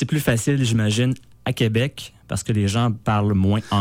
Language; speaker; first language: French; native; French